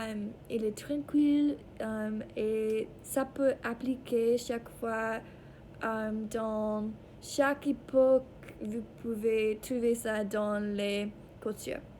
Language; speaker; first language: French; non-native, learner; English